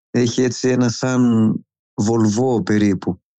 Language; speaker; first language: Greek; native; Greek